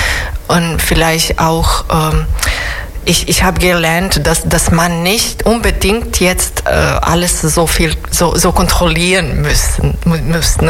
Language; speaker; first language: German; non-native, fluent; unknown